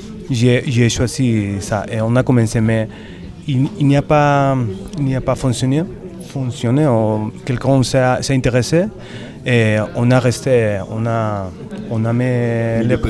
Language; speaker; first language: French; non-native, learner; Spanish